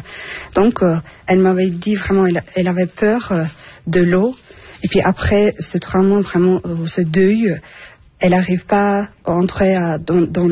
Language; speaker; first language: French; non-native, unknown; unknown